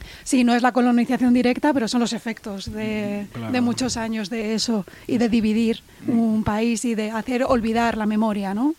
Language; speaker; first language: Spanish; native; Spanish